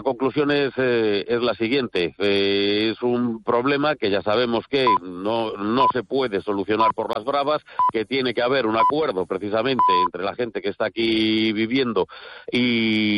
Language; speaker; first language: Spanish; native; Spanish